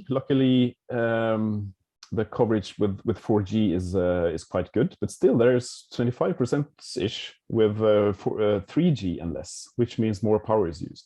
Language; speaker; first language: English; non-native, fluent; Norwegian